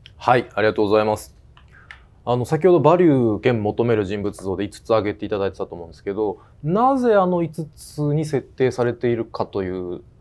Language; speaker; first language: Japanese; native; Japanese